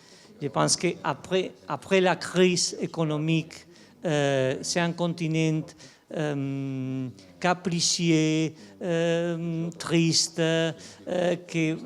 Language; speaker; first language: French; non-native, fluent; Spanish